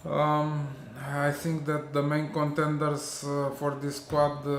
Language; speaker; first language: English; non-native, learner; Romanian